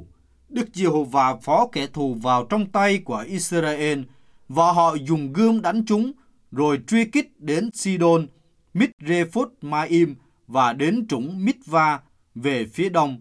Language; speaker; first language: Vietnamese; native; Vietnamese